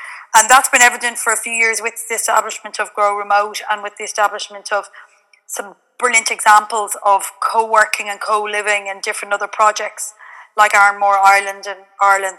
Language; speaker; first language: English; native; English